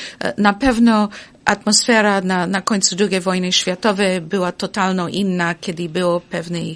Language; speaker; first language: Polish; non-native, fluent; English